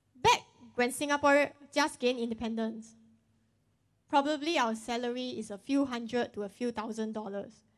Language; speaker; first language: English; non-native, local second language; Chinese